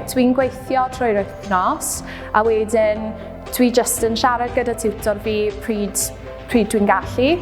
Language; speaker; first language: Welsh; non-native, local second language; English